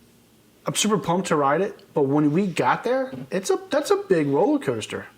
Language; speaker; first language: English; native; English